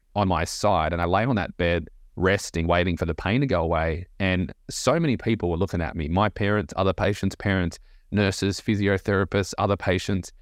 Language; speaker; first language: English; native; English